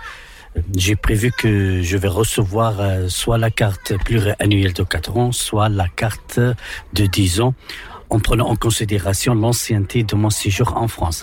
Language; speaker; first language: French; non-native, local second language; Arabic